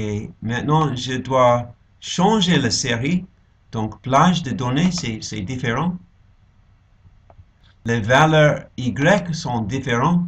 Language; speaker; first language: French; non-native, fluent; English